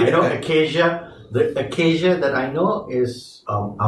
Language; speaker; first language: English; non-native, local second language; Malay